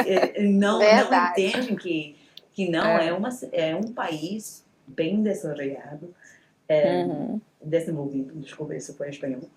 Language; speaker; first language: Portuguese; non-native, fluent; English